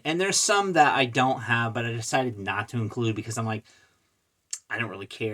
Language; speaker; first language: English; native; English